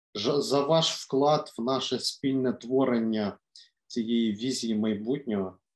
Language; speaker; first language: Ukrainian; native; Ukrainian